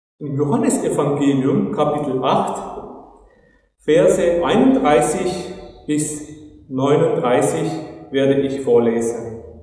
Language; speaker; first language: German; non-native, fluent; Turkish